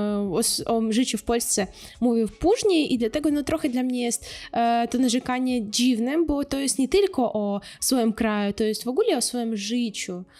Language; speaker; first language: Polish; non-native, fluent; Russian